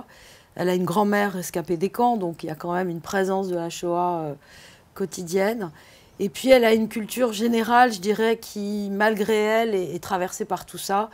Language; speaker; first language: French; native; French